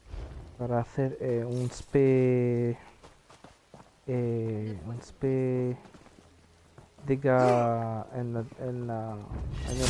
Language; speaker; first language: Spanish; non-native, learner; French